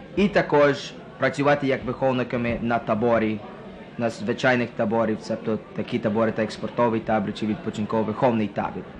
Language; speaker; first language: Ukrainian; early bilingual, heritage; Ukrainian